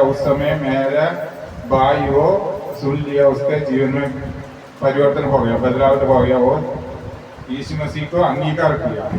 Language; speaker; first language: Hindi; non-native, local second language; Malayalam